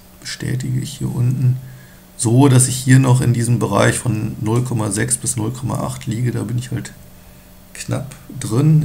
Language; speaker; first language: German; native; German